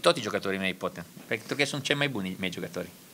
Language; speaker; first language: Romanian; non-native, learner; Italian